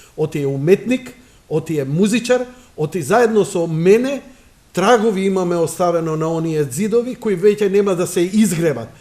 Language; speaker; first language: Macedonian; native; Macedonian